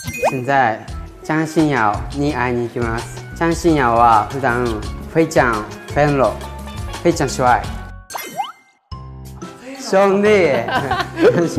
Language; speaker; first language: Chinese; non-native, learner; Japanese